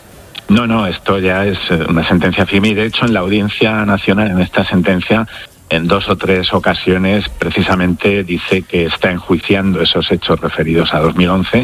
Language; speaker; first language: Spanish; native; Spanish